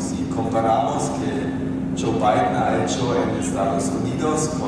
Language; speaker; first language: Spanish; non-native, fluent; German